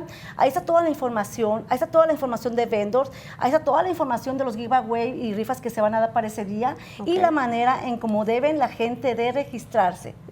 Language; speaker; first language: Spanish; native; Spanish